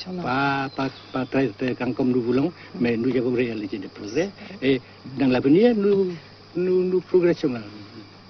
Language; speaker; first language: French; non-native, local second language; Vietnamese